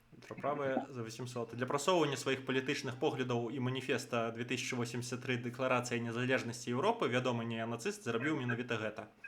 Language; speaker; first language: Belarusian; non-native, local second language; Russian